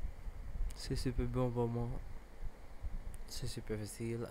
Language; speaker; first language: French; non-native, learner; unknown